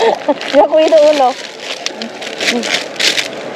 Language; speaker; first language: Spanish; non-native, fluent; Filipino